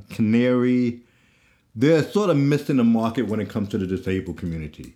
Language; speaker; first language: English; native; English